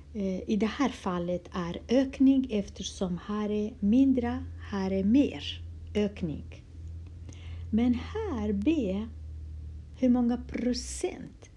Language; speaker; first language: Swedish; non-native, fluent; Kurdish